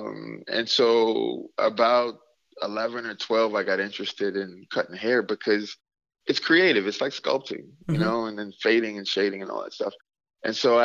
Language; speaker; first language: English; native; English